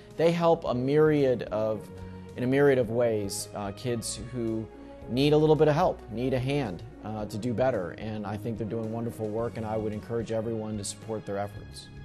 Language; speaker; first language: English; native; English